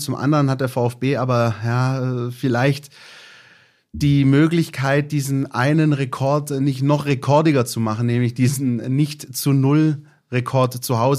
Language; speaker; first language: German; native; German